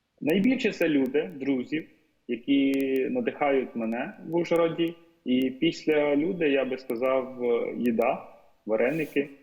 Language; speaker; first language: Ukrainian; non-native, fluent; Tamil